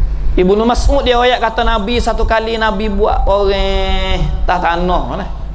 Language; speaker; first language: Malay; native; Malay